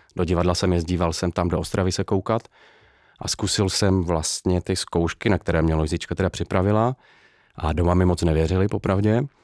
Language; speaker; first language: Czech; native; Czech